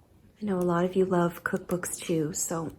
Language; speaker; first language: English; native; English